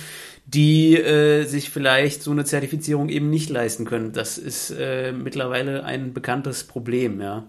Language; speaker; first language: German; native; German